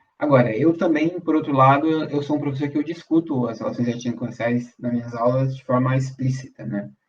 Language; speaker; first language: Portuguese; native; Portuguese